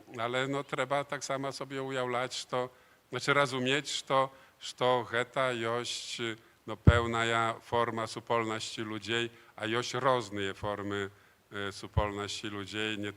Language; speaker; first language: Polish; non-native, learner; Belarusian